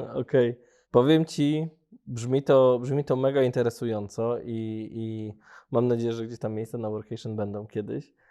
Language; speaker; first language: Polish; native; Polish